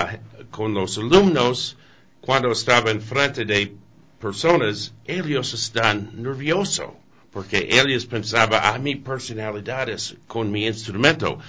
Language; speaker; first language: Spanish; non-native, learner; English